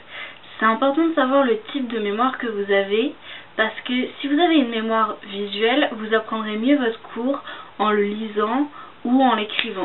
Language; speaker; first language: French; native; French